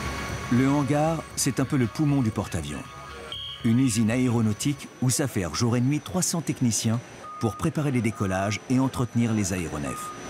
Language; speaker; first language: French; native; French